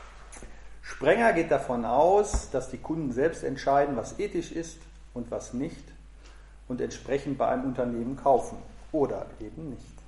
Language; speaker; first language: German; native; German